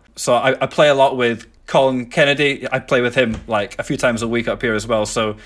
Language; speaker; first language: English; native; English